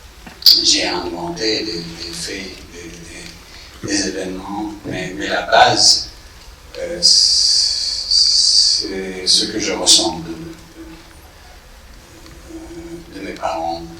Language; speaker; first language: French; non-native, fluent; English